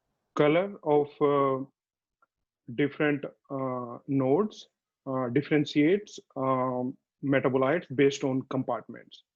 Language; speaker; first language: English; non-native, fluent; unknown